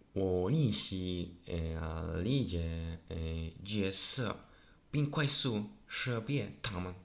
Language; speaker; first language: Chinese; non-native, learner; Polish